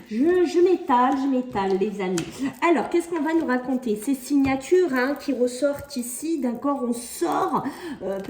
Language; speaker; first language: French; native; French